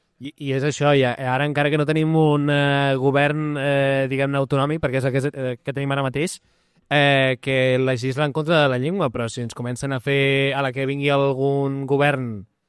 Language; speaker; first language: Catalan; non-native, local second language; Spanish